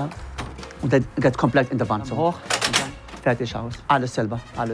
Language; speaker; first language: German; non-native, learner; Arabic